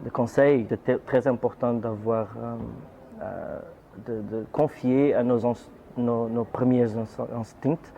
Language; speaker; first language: French; non-native, fluent; Portuguese